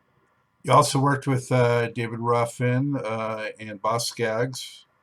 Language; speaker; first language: English; native; English